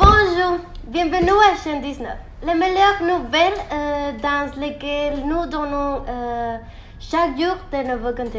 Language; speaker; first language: French; non-native, learner; Spanish